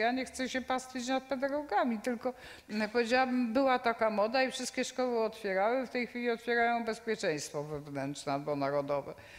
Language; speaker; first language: Polish; native; Polish